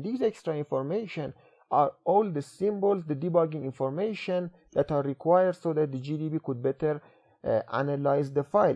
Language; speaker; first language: English; non-native, fluent; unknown